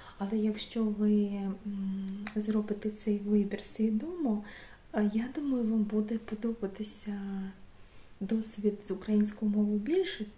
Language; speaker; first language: Ukrainian; non-native, local second language; Russian